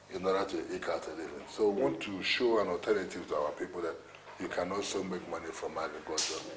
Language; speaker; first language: English; non-native, local second language; Igbo